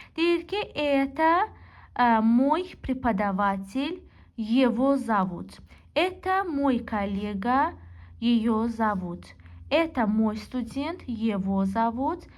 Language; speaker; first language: Russian; non-native, local second language; Azerbaijani